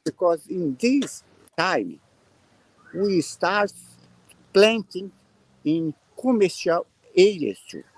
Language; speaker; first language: English; non-native, learner; Portuguese